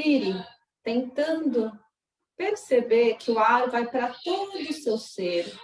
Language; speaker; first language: Portuguese; native; Portuguese